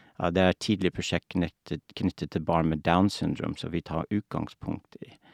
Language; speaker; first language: Norwegian; non-native, fluent; English